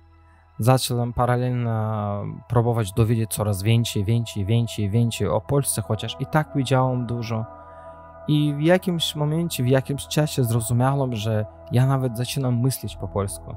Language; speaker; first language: Polish; non-native, learner; Azerbaijani